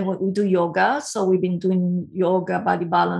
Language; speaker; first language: English; non-native, fluent; Portuguese